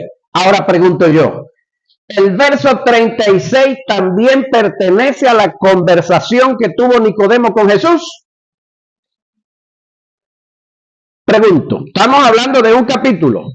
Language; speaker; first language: Spanish; native; Spanish